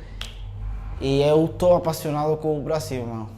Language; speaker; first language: Portuguese; non-native, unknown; Spanish